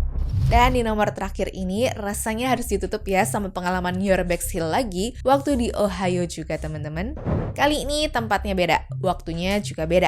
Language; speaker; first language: Indonesian; native; Indonesian